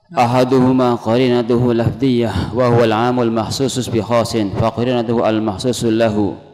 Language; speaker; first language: Arabic; non-native, fluent; Indonesian